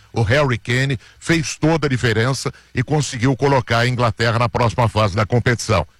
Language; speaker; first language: Portuguese; native; Portuguese